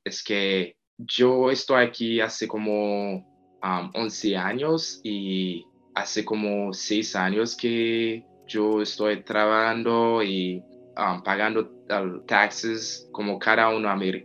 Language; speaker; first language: Spanish; non-native, fluent; Haitian Creole